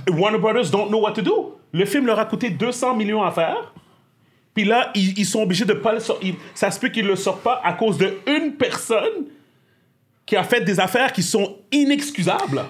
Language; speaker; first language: French; native; French